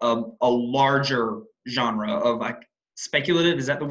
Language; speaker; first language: English; native; English